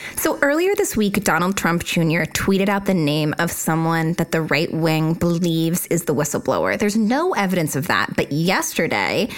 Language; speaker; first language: English; native; English